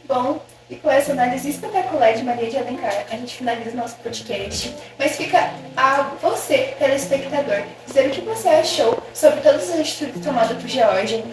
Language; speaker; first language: Portuguese; native; Portuguese